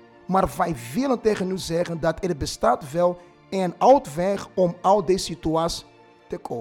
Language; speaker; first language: Dutch; non-native, fluent; Portuguese